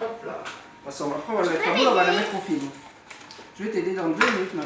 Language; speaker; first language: French; native; French